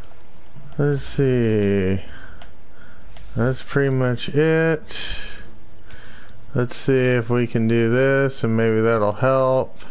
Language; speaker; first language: English; native; English